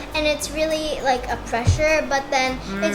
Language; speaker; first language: English; non-native, fluent; Japanese